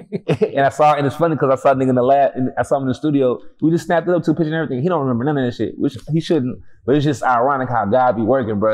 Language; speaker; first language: English; native; English